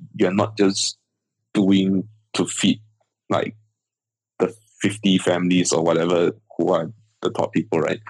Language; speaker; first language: English; native; English